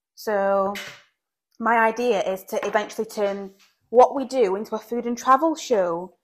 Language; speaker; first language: English; native; English